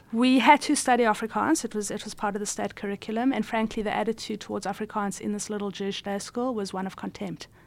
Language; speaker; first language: English; native; English